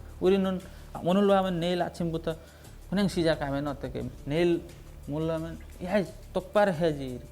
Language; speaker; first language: Korean; non-native, learner; Nepali